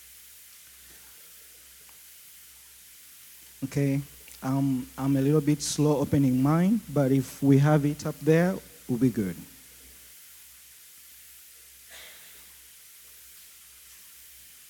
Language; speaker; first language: English; non-native, local second language; Ganda